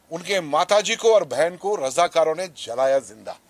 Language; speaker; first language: Hindi; non-native, local second language; Telugu